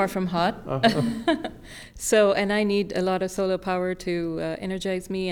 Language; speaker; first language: English; non-native, local second language; Tamil